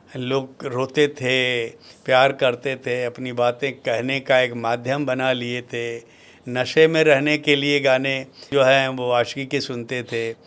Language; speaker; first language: Hindi; non-native, local second language; Bhojpuri